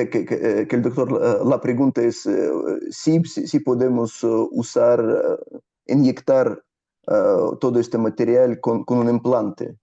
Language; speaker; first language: Spanish; non-native, fluent; Russian